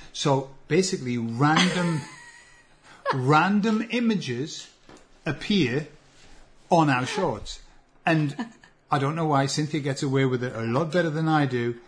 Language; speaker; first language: English; native; English